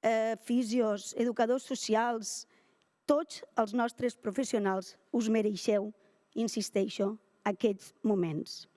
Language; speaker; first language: Catalan; native; Catalan